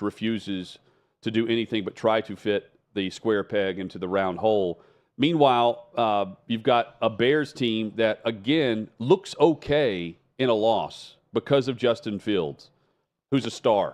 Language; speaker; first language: English; native; English